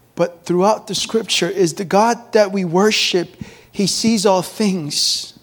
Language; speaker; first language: English; early bilingual, other home language; Korean